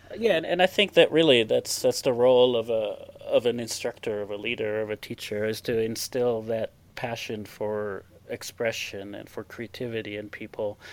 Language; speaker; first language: English; non-native, fluent; Hebrew